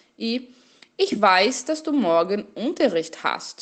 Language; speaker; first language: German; non-native, fluent; Portuguese